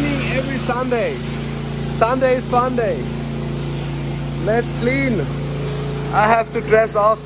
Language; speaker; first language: English; non-native, fluent; German